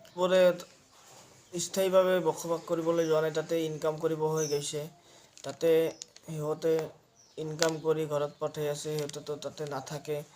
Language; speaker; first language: Assamese; native; Assamese